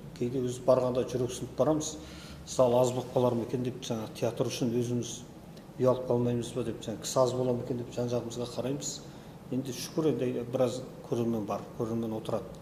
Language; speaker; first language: Kazakh; native; Kazakh